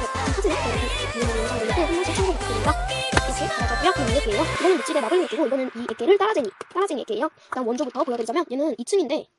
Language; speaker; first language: Korean; native; Korean